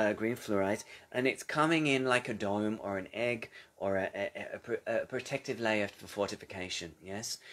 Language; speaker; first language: English; native; English